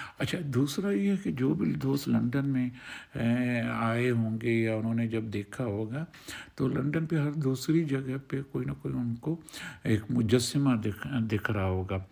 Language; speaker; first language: Urdu; non-native, local second language; Sindhi